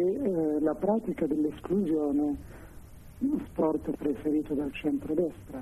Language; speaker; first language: Italian; non-native, fluent; Arabic